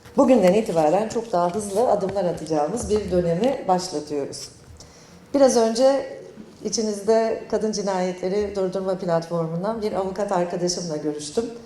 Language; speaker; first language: Turkish; native; Turkish